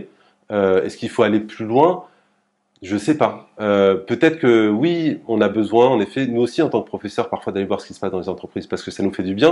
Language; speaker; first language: French; native; French